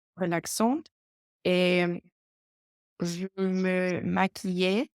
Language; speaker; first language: French; non-native, learner; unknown